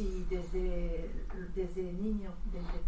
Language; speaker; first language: Spanish; non-native, learner; French